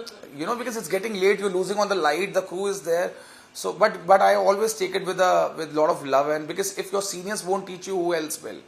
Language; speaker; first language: English; non-native, local second language; Hindi